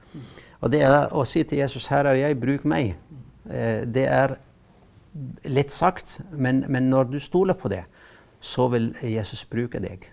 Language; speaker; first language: Norwegian; non-native, fluent; Arabic